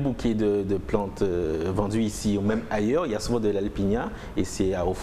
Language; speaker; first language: French; native; French